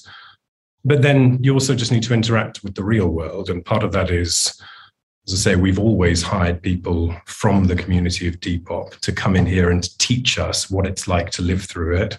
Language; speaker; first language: English; native; English